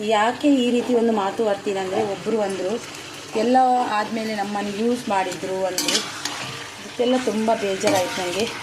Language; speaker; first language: Kannada; non-native, local second language; Tulu